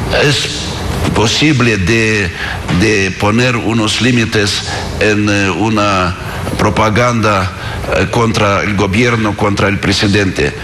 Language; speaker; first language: Spanish; non-native, fluent; Russian